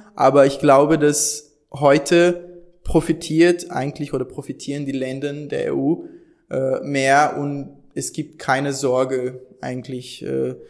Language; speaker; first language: German; non-native, fluent; Portuguese